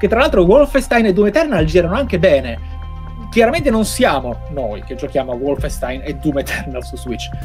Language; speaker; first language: Italian; native; Italian